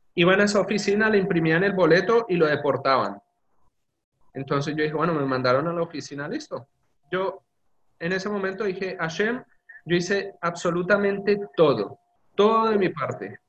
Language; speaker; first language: Spanish; native; Spanish